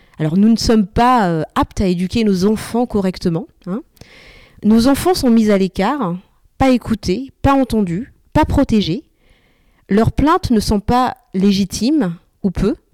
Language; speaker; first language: French; early bilingual, other home language; Malagasy